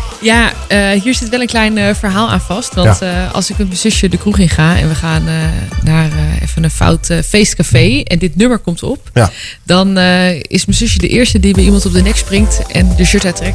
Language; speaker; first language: Dutch; native; Dutch